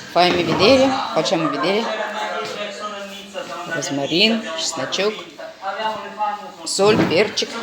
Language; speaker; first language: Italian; non-native, learner; Russian